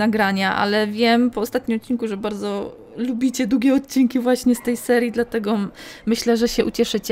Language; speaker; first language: Polish; native; Polish